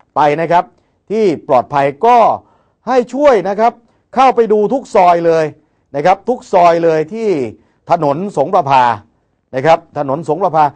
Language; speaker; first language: Thai; native; Thai